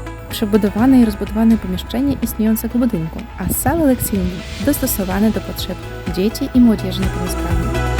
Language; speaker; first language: Polish; non-native, fluent; Russian